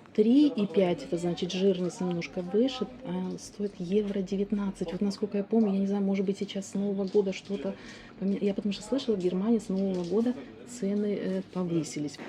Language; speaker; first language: Russian; native; Russian